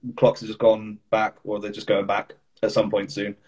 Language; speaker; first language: English; native; English